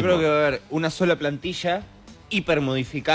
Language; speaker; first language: Spanish; native; Spanish